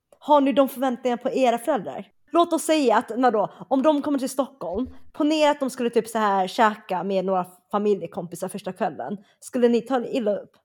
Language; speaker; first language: Swedish; early bilingual, other home language; Chinese